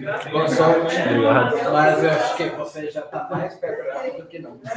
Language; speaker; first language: Portuguese; non-native, learner; English